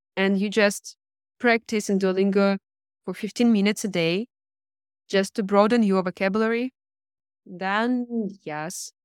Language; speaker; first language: English; non-native, fluent; Russian